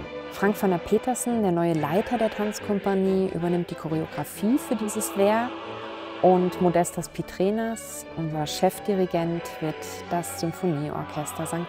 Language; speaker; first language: German; native; German